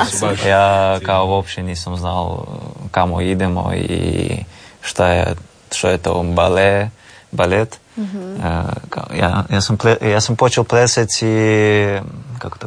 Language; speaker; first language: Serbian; non-native, learner; Russian